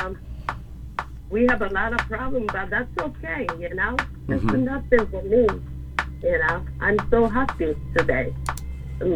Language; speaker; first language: English; non-native, learner; Japanese